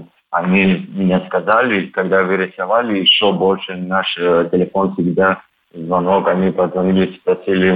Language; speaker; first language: Russian; non-native, learner; Turkish